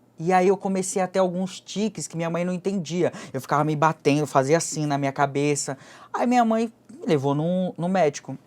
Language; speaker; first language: Portuguese; early bilingual, other home language; Japanese